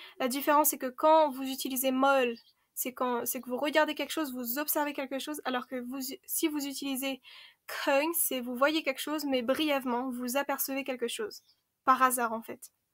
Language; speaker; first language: French; early bilingual, other home language; Khmer